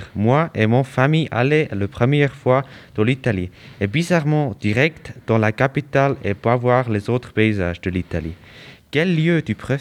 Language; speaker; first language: French; non-native, learner; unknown